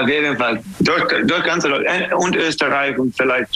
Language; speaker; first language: German; non-native, learner; English